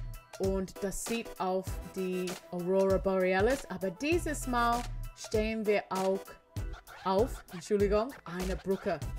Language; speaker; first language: German; non-native, learner; English